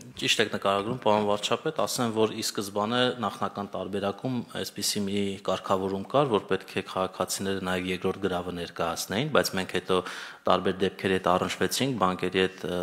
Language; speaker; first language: Armenian; native; Armenian